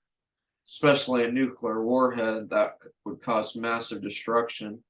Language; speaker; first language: English; native; English